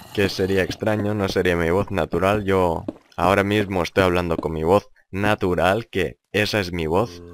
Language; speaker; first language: Spanish; non-native, fluent; Lithuanian